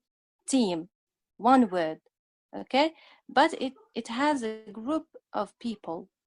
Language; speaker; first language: English; non-native, fluent; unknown